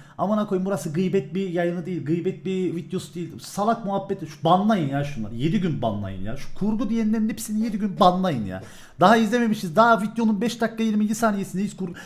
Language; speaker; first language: Turkish; early bilingual, heritage; Turkish